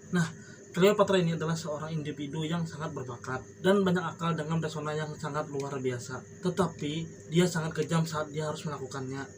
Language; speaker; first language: Indonesian; non-native, local second language; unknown